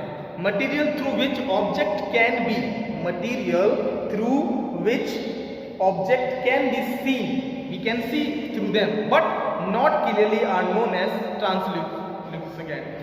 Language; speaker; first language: English; non-native, local second language; Hindi